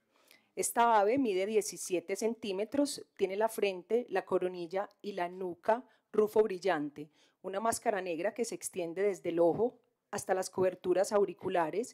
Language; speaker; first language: Spanish; native; Spanish